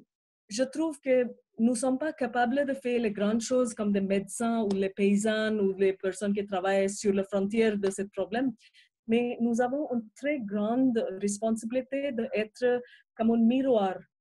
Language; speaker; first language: French; non-native, fluent; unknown